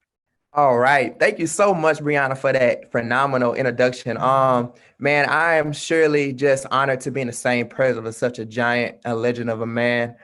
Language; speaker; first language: English; native; English